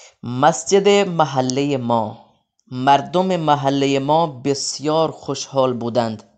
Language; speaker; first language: Persian; non-native, fluent; Urdu